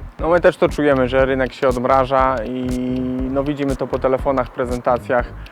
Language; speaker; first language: Polish; native; Polish